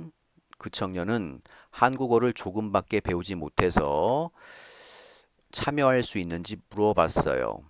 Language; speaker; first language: Korean; native; Korean